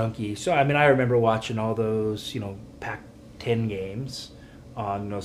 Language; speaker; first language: English; native; English